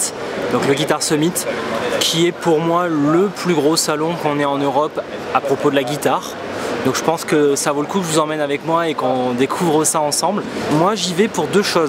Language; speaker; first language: French; native; French